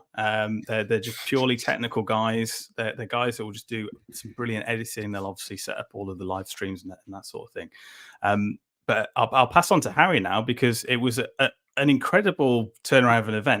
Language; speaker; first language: English; native; English